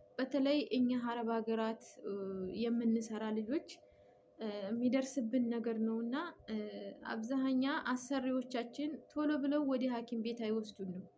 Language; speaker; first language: Amharic; native; Amharic